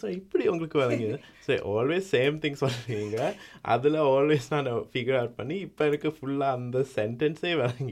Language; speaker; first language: Tamil; early bilingual, heritage; Tamil